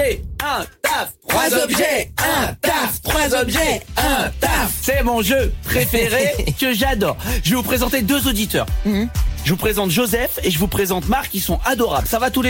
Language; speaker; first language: French; native; French